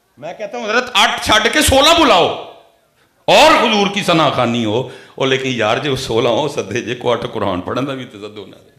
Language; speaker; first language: Urdu; non-native, local second language; Punjabi